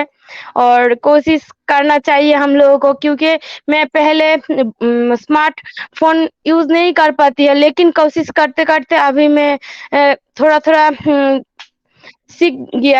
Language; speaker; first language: Hindi; non-native, learner; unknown